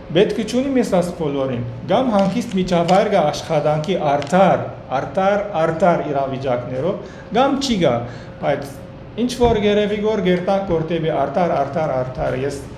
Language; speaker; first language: Armenian; early bilingual, heritage; Armenian